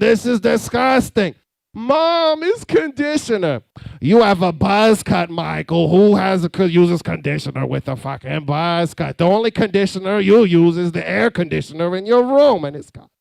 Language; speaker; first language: English; native; English